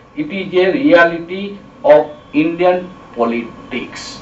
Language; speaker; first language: English; non-native, local second language; Gujarati